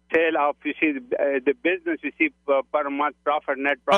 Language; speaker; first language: English; non-native, local second language; Urdu